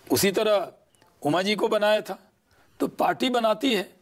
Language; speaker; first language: Hindi; native; Hindi